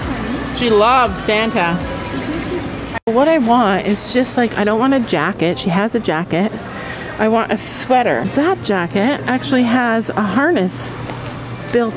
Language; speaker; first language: English; native; English